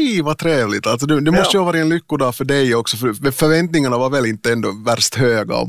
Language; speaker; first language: Swedish; native; Swedish